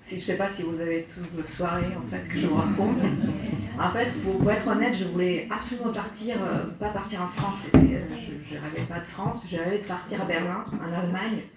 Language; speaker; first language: French; non-native, fluent; Serbian